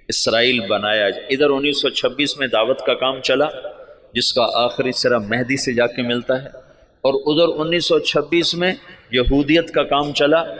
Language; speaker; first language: Urdu; non-native, local second language; Punjabi